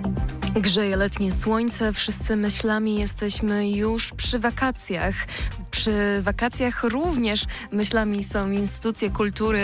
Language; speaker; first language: Polish; native; Polish